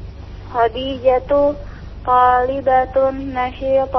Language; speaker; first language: Arabic; non-native, learner; Indonesian